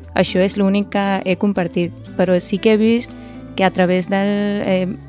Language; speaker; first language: Catalan; early bilingual, other home language; Punjabi